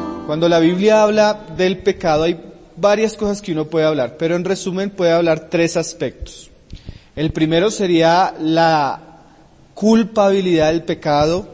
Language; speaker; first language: Spanish; native; Spanish